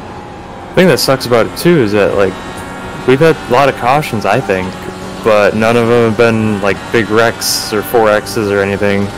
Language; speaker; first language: English; native; English